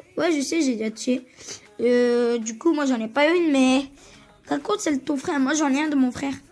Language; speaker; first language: French; early bilingual, other home language; Turkish